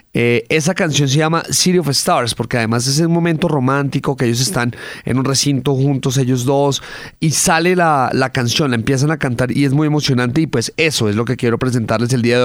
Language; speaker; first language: Spanish; native; Spanish